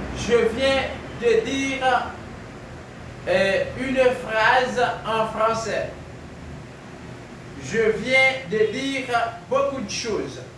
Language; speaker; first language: French; non-native, fluent; Spanish